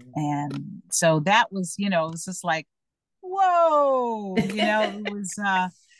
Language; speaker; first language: English; native; English